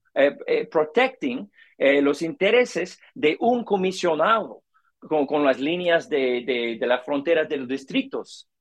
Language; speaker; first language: Spanish; non-native, learner; English